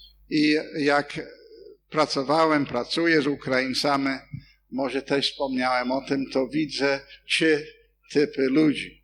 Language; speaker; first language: Polish; non-native, fluent; English